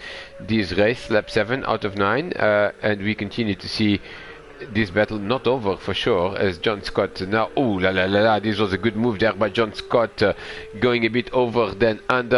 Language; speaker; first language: English; non-native, fluent; Portuguese